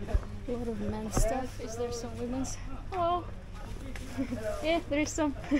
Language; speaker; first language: English; non-native, fluent; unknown